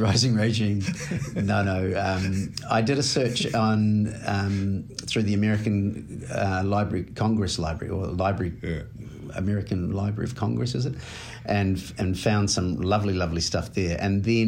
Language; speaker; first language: English; native; English